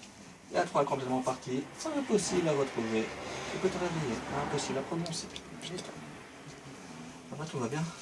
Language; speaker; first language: French; native; French